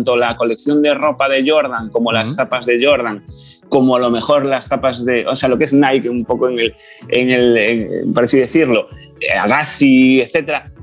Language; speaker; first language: Spanish; native; Spanish